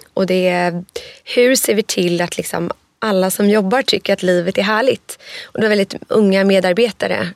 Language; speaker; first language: Swedish; native; Swedish